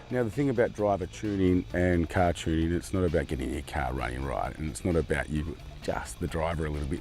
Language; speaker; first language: English; native; English